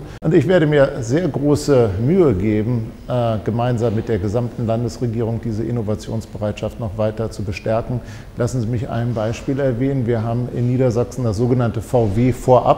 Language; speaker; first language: German; native; German